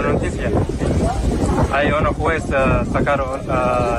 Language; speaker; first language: Spanish; non-native, learner; Arabic